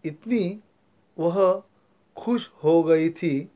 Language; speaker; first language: Hindi; non-native, local second language; Marathi